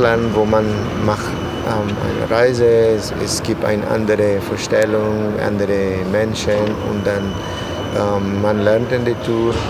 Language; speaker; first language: German; non-native, learner; Spanish